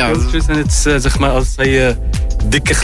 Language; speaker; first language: Dutch; non-native, learner; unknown